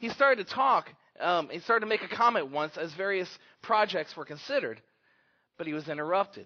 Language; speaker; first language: English; native; English